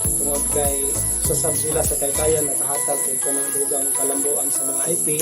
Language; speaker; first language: Cebuano; non-native, local second language; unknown